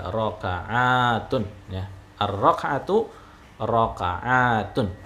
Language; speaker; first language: Arabic; non-native, fluent; Indonesian